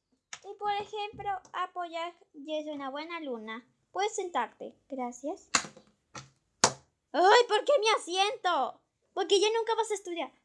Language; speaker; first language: Spanish; native; Spanish